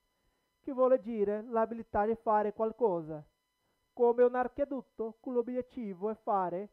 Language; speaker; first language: Italian; non-native, learner; Portuguese